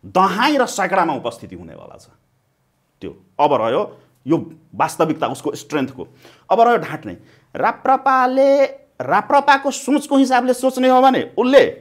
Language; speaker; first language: Nepali; non-native, local second language; Maithili